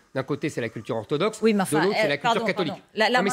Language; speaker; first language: French; native; French